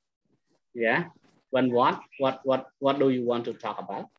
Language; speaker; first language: English; non-native, fluent; Khmer